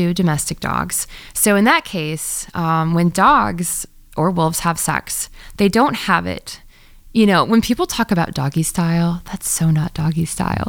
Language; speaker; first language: English; native; English